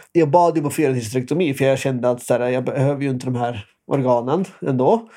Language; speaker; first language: Swedish; non-native, fluent; Norwegian